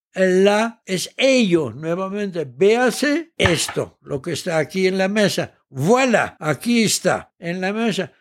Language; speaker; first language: Spanish; early bilingual, heritage; Dutch